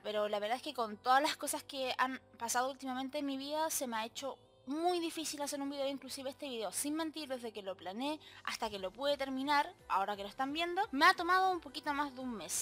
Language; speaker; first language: Spanish; native; Spanish